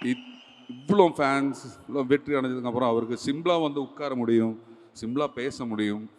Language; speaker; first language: Tamil; non-native, learner; Malayalam